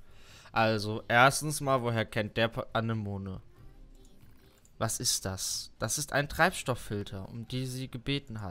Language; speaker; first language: German; native; German